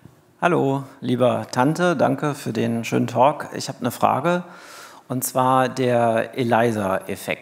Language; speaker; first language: German; native; German